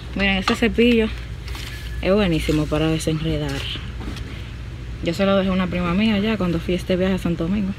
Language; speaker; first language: Spanish; native; Spanish